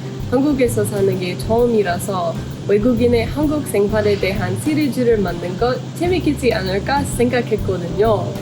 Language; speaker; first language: Korean; non-native, learner; English